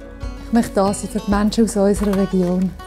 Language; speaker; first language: German; native; German